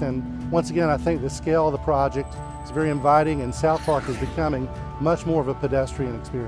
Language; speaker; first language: English; native; English